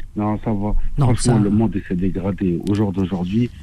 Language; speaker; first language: French; non-native, local second language; Arabic